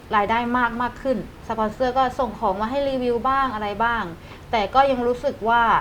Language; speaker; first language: Thai; native; Thai